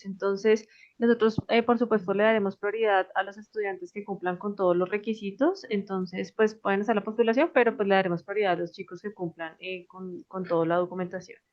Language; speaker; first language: Spanish; native; Spanish